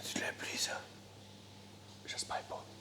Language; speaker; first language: French; native; French